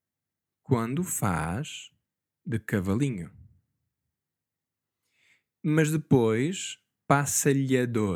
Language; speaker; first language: Portuguese; native; Portuguese